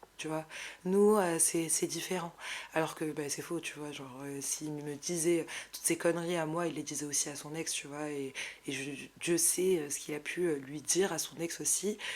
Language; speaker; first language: French; non-native, local second language; Arabic